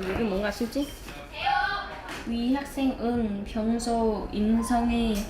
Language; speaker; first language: Korean; non-native, learner; Vietnamese